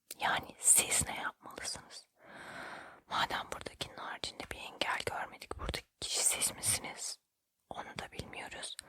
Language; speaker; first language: Turkish; native; Turkish